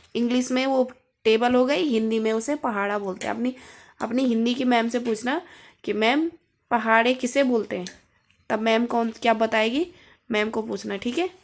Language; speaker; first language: Hindi; native; Hindi